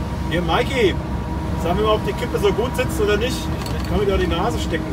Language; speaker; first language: German; native; German